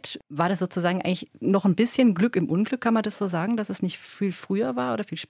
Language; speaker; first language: German; native; German